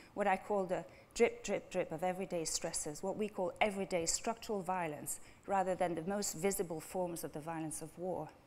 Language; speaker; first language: English; non-native, fluent; French